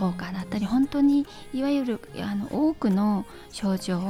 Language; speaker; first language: Japanese; non-native, fluent; Chinese